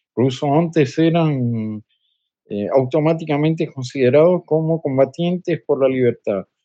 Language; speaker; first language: Spanish; native; Spanish